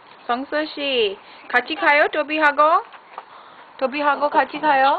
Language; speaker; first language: Korean; non-native, learner; English